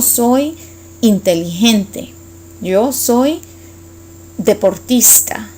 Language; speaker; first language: Spanish; non-native, fluent; English